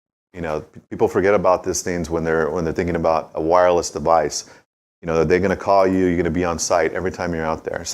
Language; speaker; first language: English; native; English